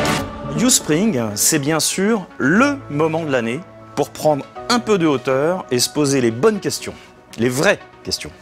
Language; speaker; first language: French; native; French